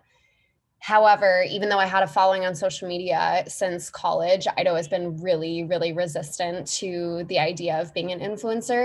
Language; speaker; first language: English; native; English